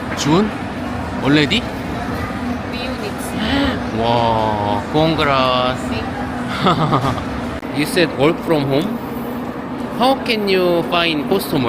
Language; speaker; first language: English; non-native, learner; Korean